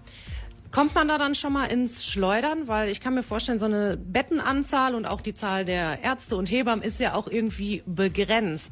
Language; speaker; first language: German; native; German